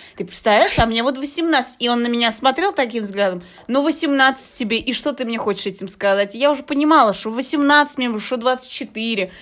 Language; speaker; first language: Russian; early bilingual, heritage; Russian